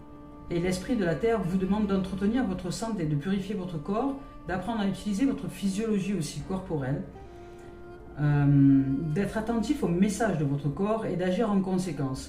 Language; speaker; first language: French; native; French